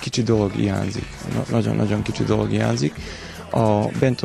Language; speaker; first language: Hungarian; non-native, learner; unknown